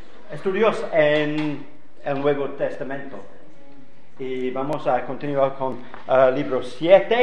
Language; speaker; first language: Spanish; non-native, fluent; English